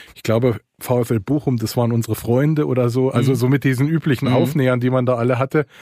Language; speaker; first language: German; native; German